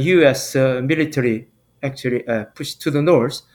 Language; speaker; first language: English; non-native, fluent; Korean